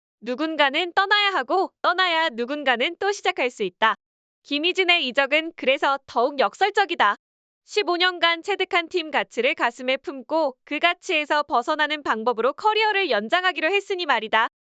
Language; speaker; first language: Korean; native; Korean